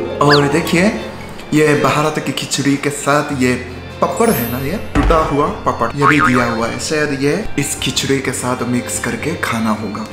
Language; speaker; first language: Hindi; non-native, fluent; Japanese